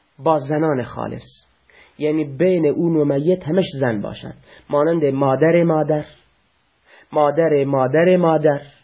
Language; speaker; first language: Persian; non-native, local second language; Baluchi